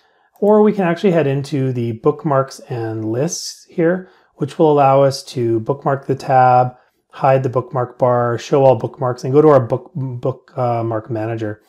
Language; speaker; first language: English; native; English